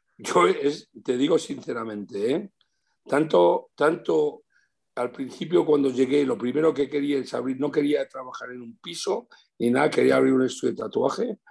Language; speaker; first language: Spanish; early bilingual, heritage; Spanish